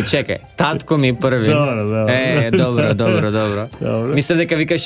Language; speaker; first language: Macedonian; early bilingual, heritage; Macedonian